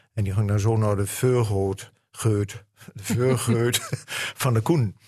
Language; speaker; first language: Dutch; non-native, local second language; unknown